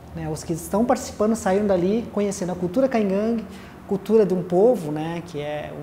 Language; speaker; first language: Portuguese; non-native, local second language; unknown